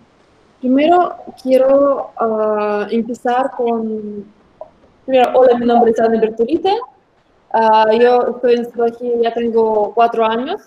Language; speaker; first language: Spanish; non-native, fluent; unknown